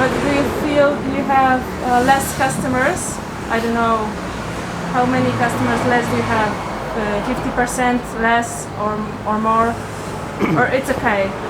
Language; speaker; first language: English; non-native, learner; Polish